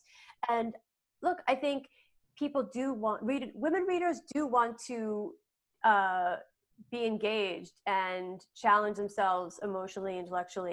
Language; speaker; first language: English; native; English